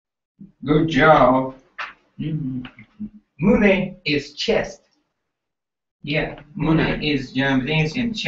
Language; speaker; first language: English; non-native, learner; Japanese